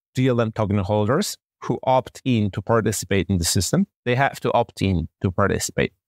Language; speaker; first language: English; non-native, fluent; Polish